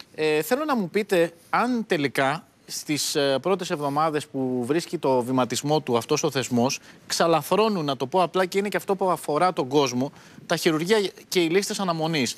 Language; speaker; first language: Greek; native; Greek